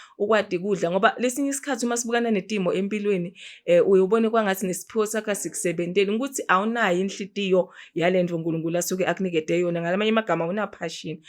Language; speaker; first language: Zulu; non-native, local second language; Swati